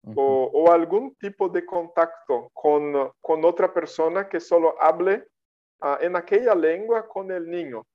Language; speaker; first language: Spanish; non-native, fluent; Portuguese